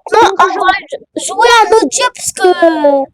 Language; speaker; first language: French; native; French